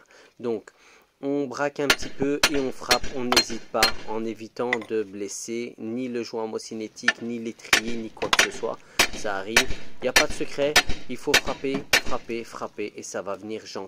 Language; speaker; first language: French; native; French